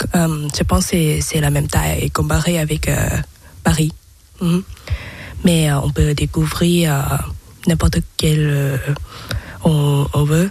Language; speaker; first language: French; non-native, learner; Thai